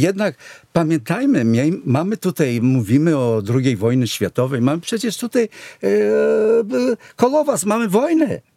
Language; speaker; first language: Polish; non-native, fluent; Hebrew